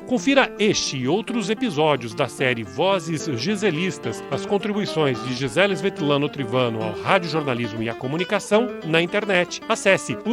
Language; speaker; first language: Portuguese; native; Portuguese